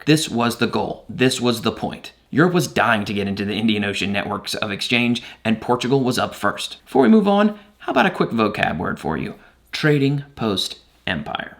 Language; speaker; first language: English; native; English